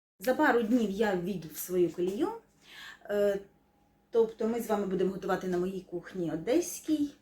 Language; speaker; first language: Ukrainian; non-native, local second language; Russian